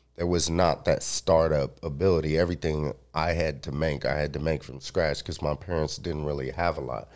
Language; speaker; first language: English; early bilingual, other home language; Spanish